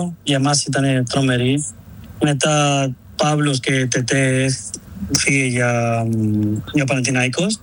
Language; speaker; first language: Greek; non-native, learner; Spanish